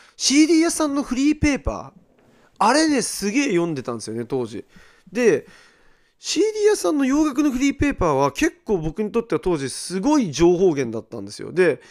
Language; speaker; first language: Japanese; native; Japanese